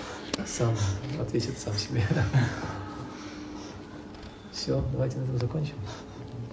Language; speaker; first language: Russian; native; Russian